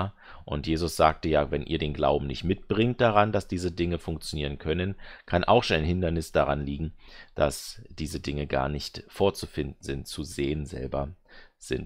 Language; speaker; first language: German; native; German